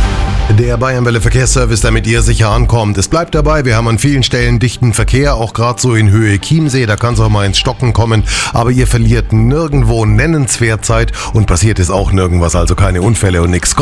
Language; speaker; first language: German; native; German